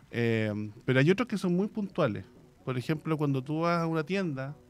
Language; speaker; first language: Spanish; native; Spanish